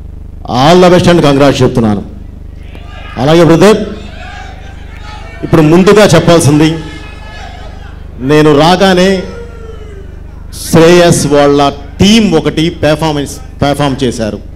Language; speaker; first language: Telugu; native; Telugu